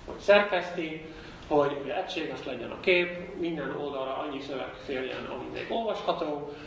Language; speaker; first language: Hungarian; non-native, fluent; Dutch